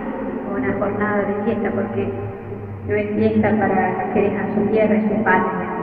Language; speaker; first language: Spanish; native; Spanish